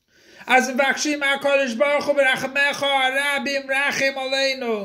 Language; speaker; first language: Hebrew; non-native, fluent; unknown